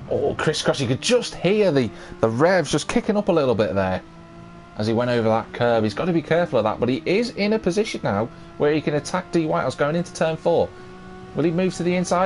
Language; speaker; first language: English; native; English